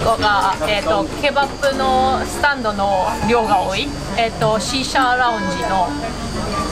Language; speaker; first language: Japanese; non-native, fluent; German